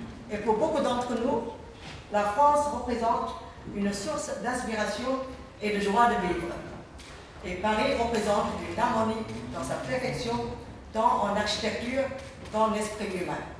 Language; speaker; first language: French; non-native, fluent; Chinese